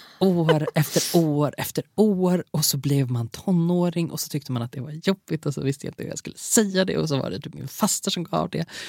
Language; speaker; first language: Swedish; native; Swedish